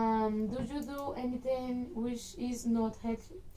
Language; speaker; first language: English; non-native, learner; Spanish